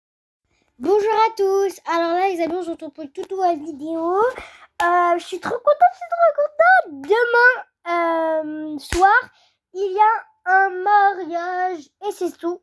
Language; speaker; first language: French; native; French